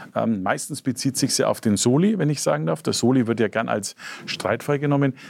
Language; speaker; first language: German; native; German